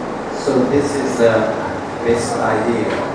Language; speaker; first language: English; non-native, learner; Japanese